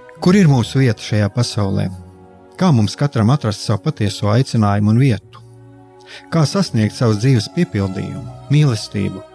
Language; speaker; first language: Latvian; native; Latvian